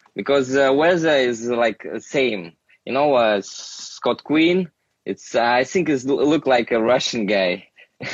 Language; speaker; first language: English; non-native, learner; Russian